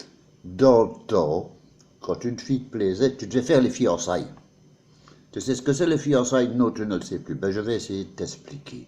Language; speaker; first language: French; native; French